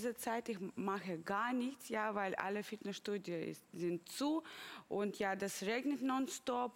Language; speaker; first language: German; non-native, fluent; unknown